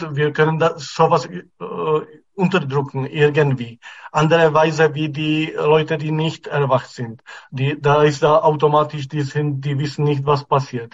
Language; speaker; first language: German; non-native, fluent; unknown